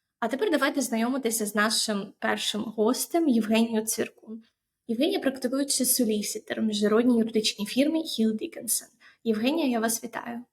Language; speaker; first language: Ukrainian; native; Ukrainian